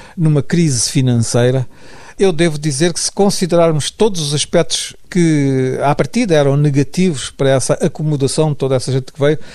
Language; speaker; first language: Portuguese; native; Portuguese